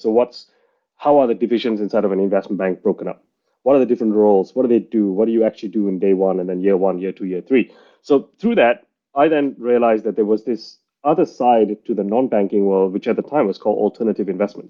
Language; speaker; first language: English; non-native, local second language; Tamil